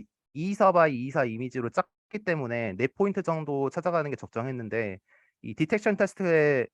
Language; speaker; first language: Korean; native; Korean